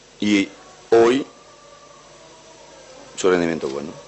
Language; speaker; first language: Spanish; native; Spanish